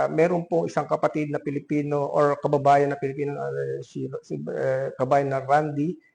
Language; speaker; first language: Filipino; non-native, local second language; Pampanga